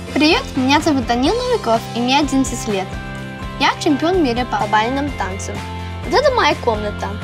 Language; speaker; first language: Russian; early bilingual, heritage; English